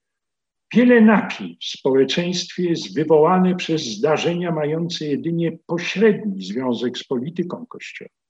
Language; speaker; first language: Polish; native; Polish